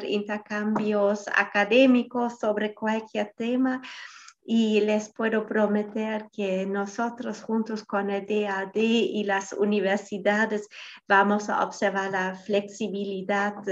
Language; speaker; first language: Spanish; non-native, fluent; German